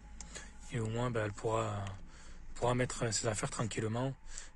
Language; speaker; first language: French; native; French